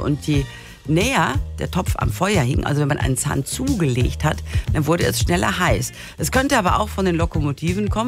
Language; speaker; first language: German; native; German